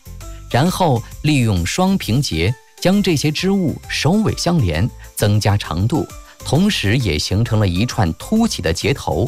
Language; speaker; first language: Chinese; native; Chinese